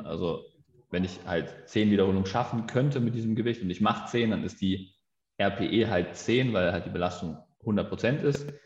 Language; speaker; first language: German; native; German